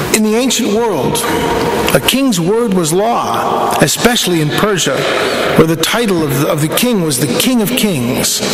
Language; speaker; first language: English; native; English